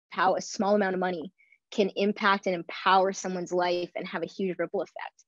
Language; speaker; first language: English; native; English